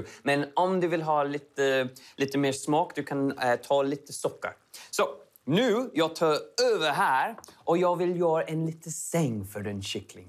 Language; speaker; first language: Swedish; non-native, learner; English